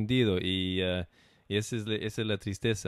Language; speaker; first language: Spanish; non-native, learner; English